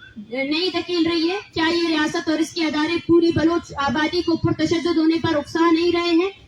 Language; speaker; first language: Urdu; non-native, local second language; Baluchi